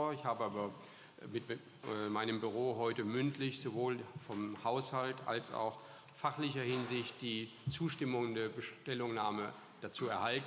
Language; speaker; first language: German; native; German